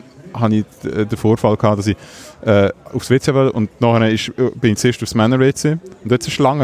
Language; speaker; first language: German; native; German